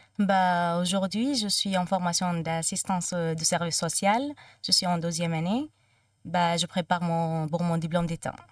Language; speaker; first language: French; non-native, fluent; Arabic